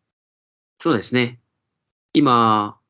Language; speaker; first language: Japanese; non-native, learner; Malay